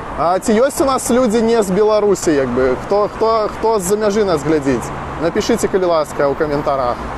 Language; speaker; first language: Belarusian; non-native, local second language; Russian